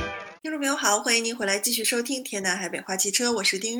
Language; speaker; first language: Chinese; native; Chinese